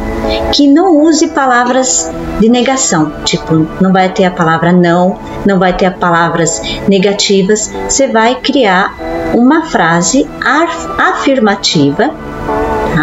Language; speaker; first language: Portuguese; native; Portuguese